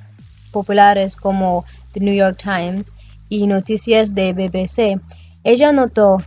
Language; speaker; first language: Spanish; non-native, learner; English